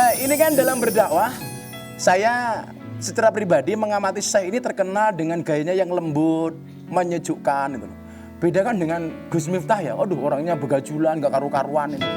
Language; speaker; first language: Indonesian; native; Indonesian